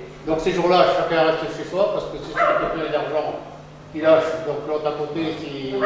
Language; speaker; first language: French; native; French